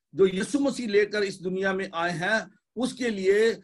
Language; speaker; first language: Urdu; native; Urdu